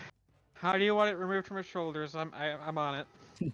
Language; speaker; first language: English; native; English